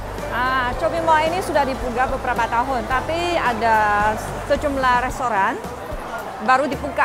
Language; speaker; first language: Indonesian; non-native, fluent; Chinese